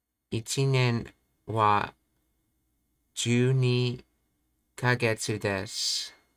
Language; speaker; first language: Japanese; non-native, learner; English